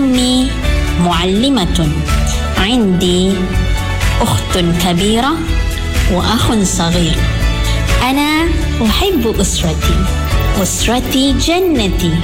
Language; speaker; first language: Arabic; non-native, fluent; Malay